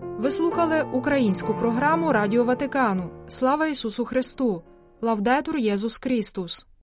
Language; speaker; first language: Ukrainian; native; Ukrainian